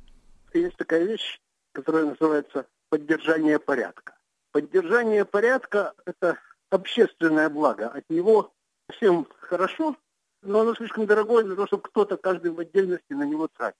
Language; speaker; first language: Russian; native; Russian